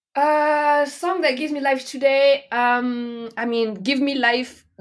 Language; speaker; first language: English; non-native, fluent; French